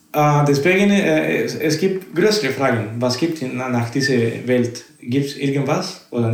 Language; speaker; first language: German; non-native, fluent; Spanish